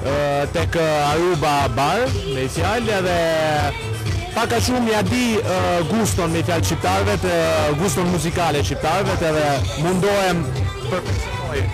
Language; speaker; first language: Albanian; early bilingual, heritage; Albanian